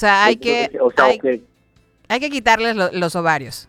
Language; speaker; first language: Spanish; native; Spanish